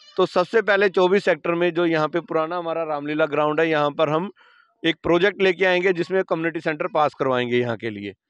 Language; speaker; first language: Hindi; native; Hindi